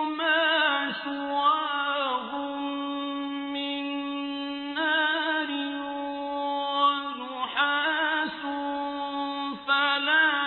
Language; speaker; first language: Arabic; native; Arabic